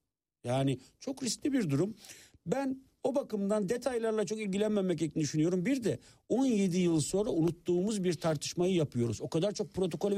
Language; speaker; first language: Turkish; native; Turkish